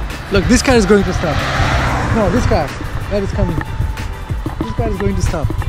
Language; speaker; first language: English; non-native, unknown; Turkish